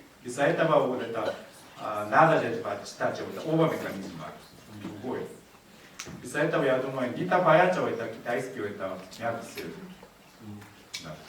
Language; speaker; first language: Russian; non-native, learner; Korean